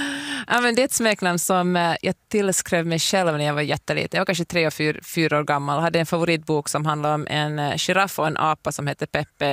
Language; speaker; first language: Swedish; native; Swedish